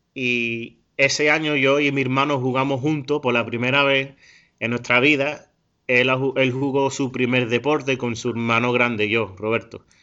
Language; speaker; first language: Spanish; early bilingual, heritage; Spanish